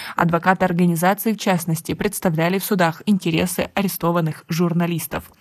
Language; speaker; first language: Russian; non-native, local second language; Tajik